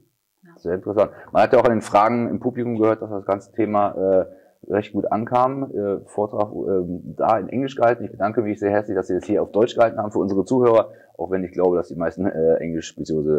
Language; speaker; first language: German; native; German